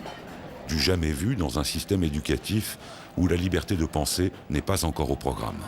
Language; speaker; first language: French; native; French